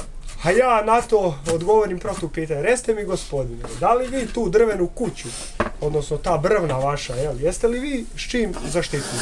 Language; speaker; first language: Croatian; native; Croatian